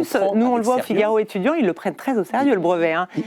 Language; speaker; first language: French; native; French